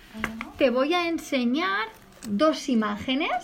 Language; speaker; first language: Spanish; native; Spanish